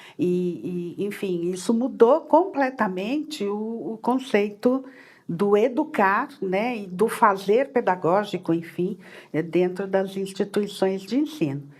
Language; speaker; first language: Portuguese; native; Portuguese